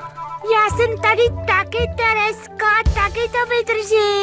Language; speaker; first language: Czech; early bilingual, heritage; Czech